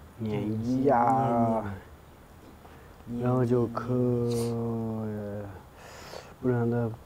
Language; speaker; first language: Chinese; non-native, local second language; Tibetan